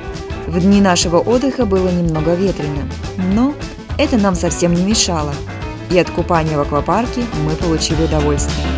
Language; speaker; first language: Russian; native; Russian